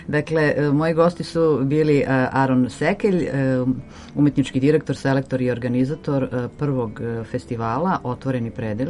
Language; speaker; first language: Serbian; native; Serbian